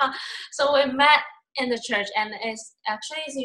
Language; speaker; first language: English; non-native, fluent; Chinese